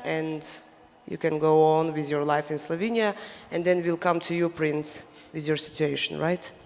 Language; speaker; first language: English; non-native, fluent; Slovenian